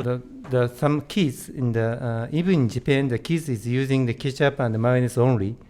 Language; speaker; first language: English; non-native, learner; Japanese